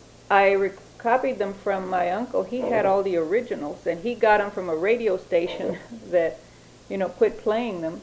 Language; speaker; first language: English; early bilingual, other home language; Spanish